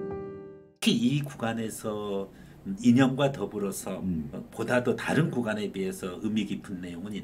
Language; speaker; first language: Korean; native; Korean